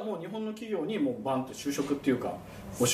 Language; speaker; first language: Japanese; native; Japanese